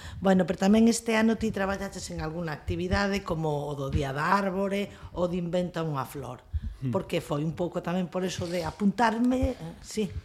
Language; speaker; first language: Galician; non-native, local second language; Spanish